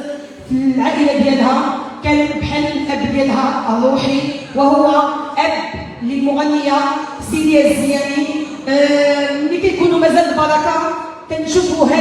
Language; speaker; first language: Arabic; native; Arabic